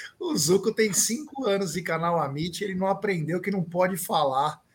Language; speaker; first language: Portuguese; native; Portuguese